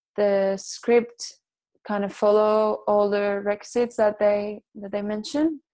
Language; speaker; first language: English; non-native, fluent; Catalan